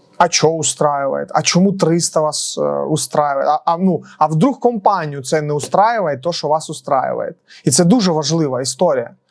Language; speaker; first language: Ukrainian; non-native, local second language; Russian